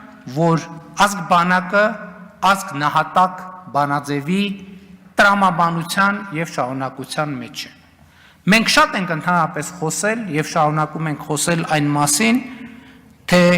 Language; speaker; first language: Armenian; native; Armenian